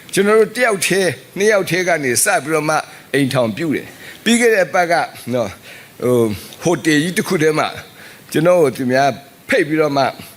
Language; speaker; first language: Burmese; non-native, local second language; S'gaw Karen